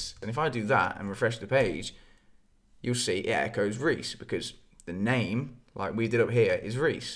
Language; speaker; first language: English; native; English